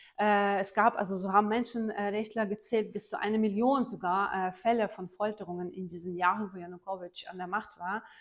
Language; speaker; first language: German; non-native, fluent; Ukrainian